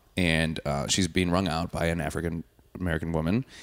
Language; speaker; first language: English; native; English